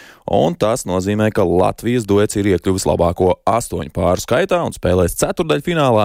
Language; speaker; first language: Latvian; native; Latvian